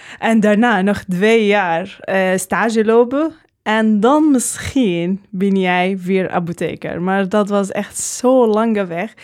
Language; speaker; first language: Dutch; non-native, learner; Arabic